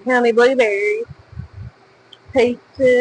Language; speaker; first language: English; native; English